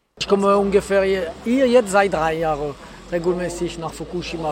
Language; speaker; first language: German; non-native, learner; French